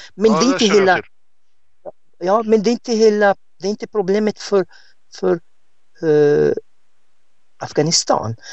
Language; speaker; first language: Swedish; non-native, fluent; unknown